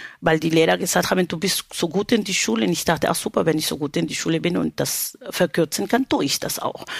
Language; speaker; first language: German; non-native, fluent; Spanish